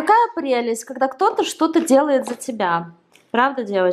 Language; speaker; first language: Russian; native; Russian